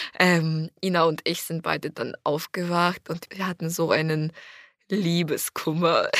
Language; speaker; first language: German; non-native, fluent; Ukrainian